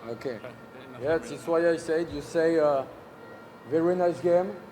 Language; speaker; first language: English; non-native, learner; French